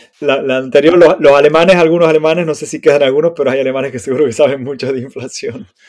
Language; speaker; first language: Spanish; native; Spanish